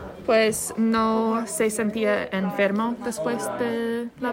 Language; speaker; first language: Spanish; non-native, learner; English